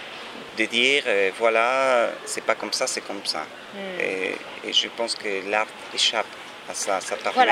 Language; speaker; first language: French; non-native, fluent; Spanish